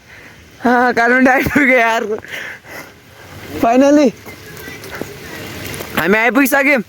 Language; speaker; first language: Nepali; native; Nepali